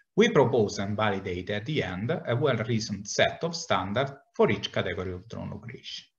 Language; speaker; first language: English; non-native, fluent; Italian